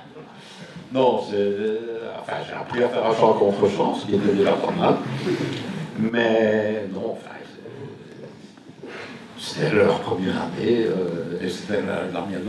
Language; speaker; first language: French; native; French